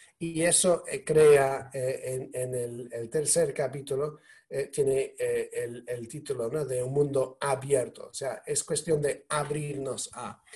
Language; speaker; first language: Spanish; non-native, fluent; English